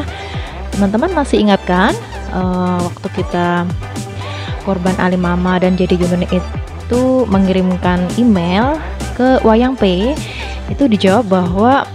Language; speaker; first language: Indonesian; native; Indonesian